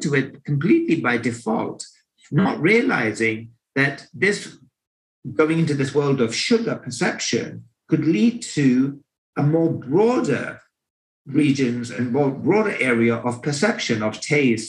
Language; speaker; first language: English; native; English